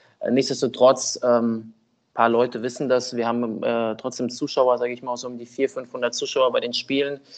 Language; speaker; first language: German; early bilingual, other home language; Russian